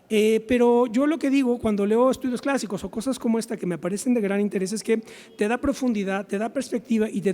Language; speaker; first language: Spanish; native; Spanish